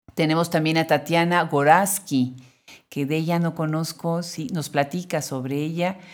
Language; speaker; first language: Spanish; native; Spanish